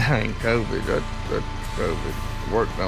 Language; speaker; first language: English; native; English